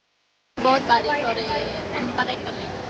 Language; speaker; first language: Hindi; non-native, local second language; Tibetan